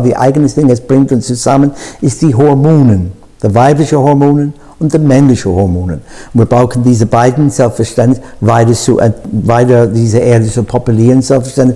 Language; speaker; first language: German; non-native, fluent; English